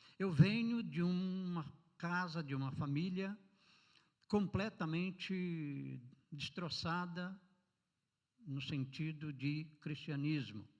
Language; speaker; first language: Portuguese; native; Portuguese